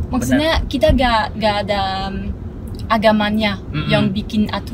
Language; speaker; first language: Indonesian; non-native, fluent; French